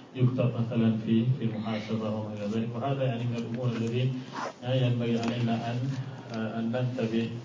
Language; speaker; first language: Arabic; non-native, fluent; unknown